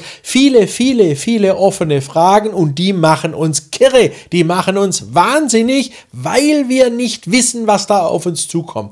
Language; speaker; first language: German; native; German